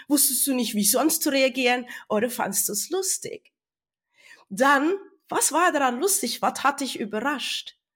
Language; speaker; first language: German; non-native, fluent; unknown